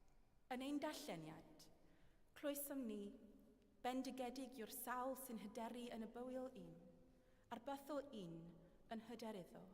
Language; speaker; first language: Welsh; non-native, fluent; English